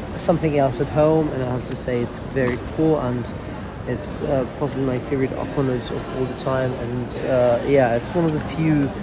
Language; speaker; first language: English; non-native, fluent; Italian